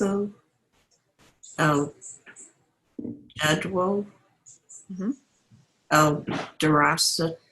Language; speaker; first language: Arabic; non-native, learner; English